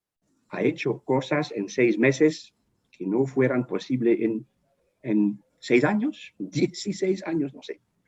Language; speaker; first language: Spanish; non-native, fluent; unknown